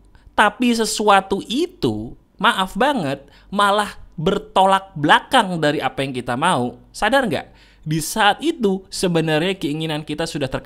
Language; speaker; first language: Indonesian; native; Indonesian